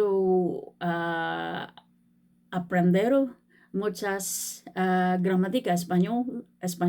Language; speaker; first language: Spanish; non-native, learner; Korean